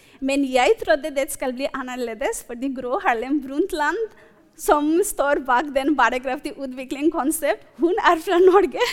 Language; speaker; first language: Norwegian; non-native, fluent; Bangla